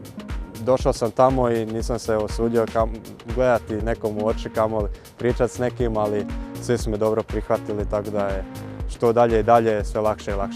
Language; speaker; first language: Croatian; early bilingual, heritage; Croatian